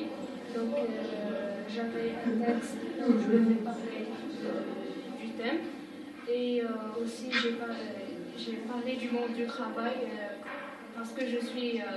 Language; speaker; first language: French; non-native, fluent; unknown